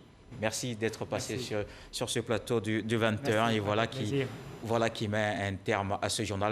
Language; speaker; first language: French; native; French